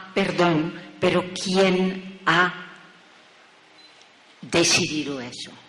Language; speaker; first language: Spanish; non-native, fluent; French